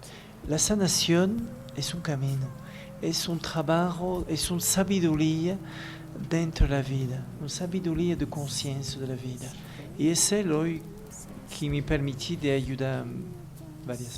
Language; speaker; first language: Spanish; non-native, learner; French